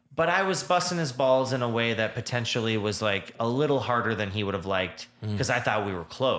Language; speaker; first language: English; native; English